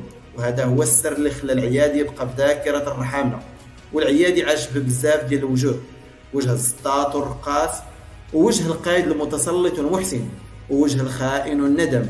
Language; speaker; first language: Arabic; native; Arabic